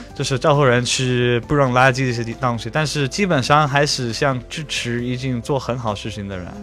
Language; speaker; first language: Chinese; non-native, fluent; English